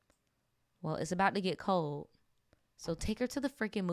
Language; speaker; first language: English; native; English